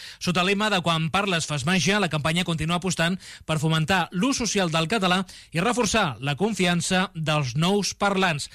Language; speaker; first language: Catalan; native; Catalan